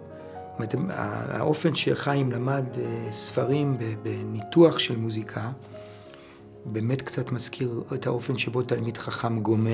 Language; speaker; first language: Hebrew; native; Hebrew